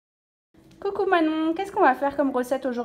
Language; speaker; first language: French; native; French